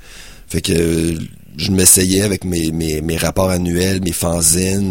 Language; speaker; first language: French; native; French